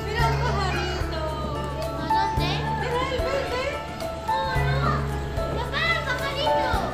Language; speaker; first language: Spanish; early bilingual, other home language; Filipino